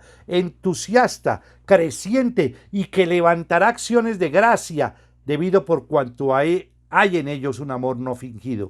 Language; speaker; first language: Spanish; native; Spanish